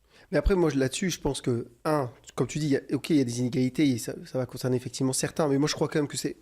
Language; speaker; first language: French; native; French